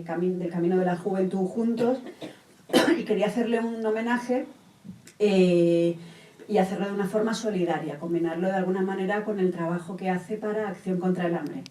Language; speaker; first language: Spanish; native; Spanish